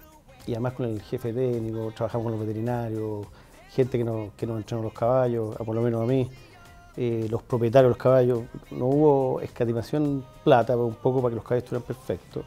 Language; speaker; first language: Spanish; native; Spanish